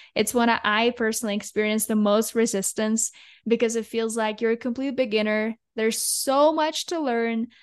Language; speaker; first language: English; non-native, fluent; Russian